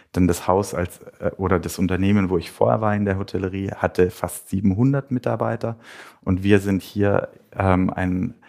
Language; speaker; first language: German; native; German